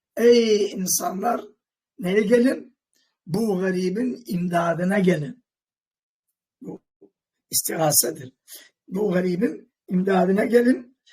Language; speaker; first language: Turkish; non-native, local second language; Kurdish